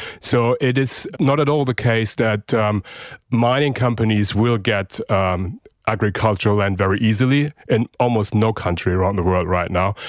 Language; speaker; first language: English; non-native, fluent; German